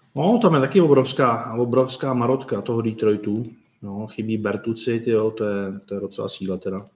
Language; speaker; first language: Czech; native; Czech